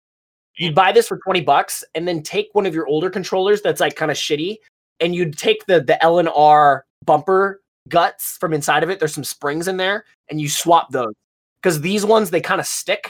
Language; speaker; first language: English; native; English